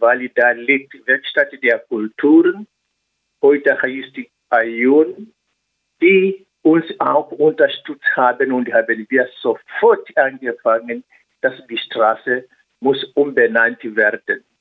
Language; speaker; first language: German; non-native, learner; Swahili